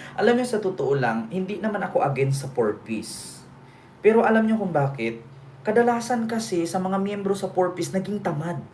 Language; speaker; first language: Filipino; non-native, local second language; Cebuano